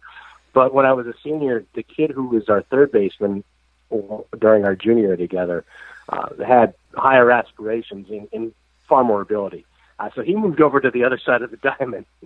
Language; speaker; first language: English; native; English